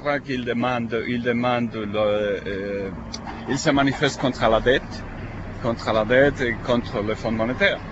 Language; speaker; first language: French; non-native, fluent; Spanish